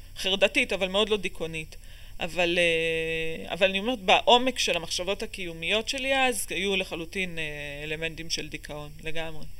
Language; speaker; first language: Hebrew; native; Hebrew